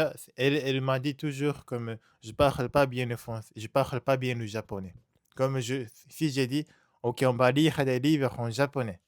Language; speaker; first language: French; non-native, learner; Japanese